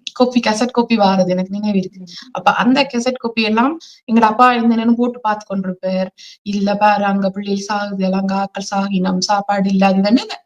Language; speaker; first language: Tamil; early bilingual, heritage; Tamil